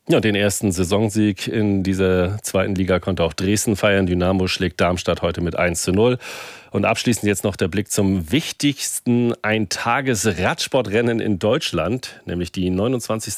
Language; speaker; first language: German; native; German